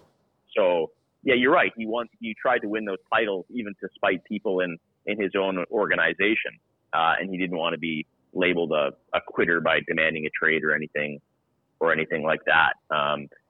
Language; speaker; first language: English; native; English